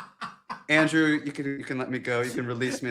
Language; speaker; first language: English; native; English